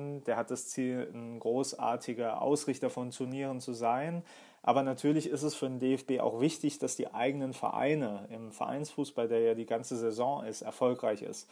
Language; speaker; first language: German; native; German